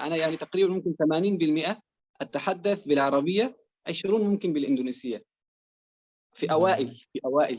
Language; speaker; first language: Arabic; non-native, fluent; Persian